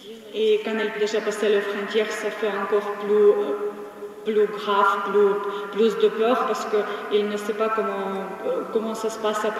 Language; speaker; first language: French; non-native, learner; Ukrainian